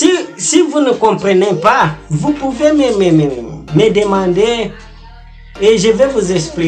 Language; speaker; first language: French; non-native, fluent; Portuguese